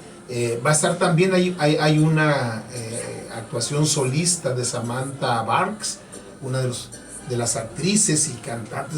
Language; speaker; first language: Spanish; native; Spanish